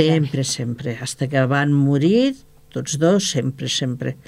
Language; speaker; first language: Catalan; native; Catalan